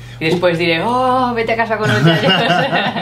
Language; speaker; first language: Spanish; non-native, learner; English